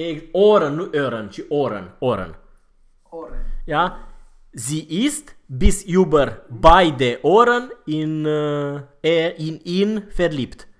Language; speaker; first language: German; non-native, fluent; Romanian